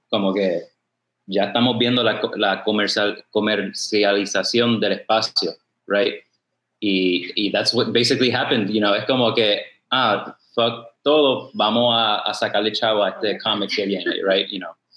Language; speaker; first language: Spanish; native; Spanish